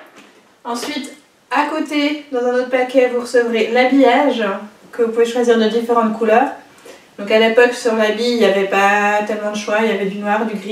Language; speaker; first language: French; native; French